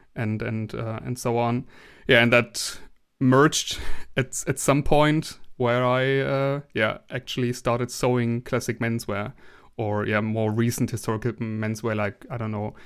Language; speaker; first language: English; non-native, fluent; German